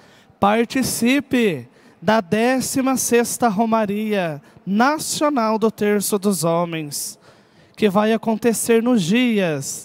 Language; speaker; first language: Portuguese; native; Portuguese